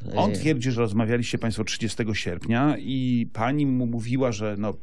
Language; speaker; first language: Polish; native; Polish